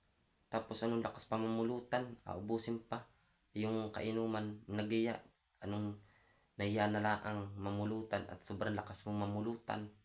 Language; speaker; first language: Filipino; native; Filipino